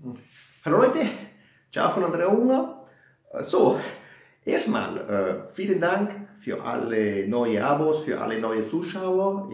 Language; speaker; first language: German; non-native, fluent; Italian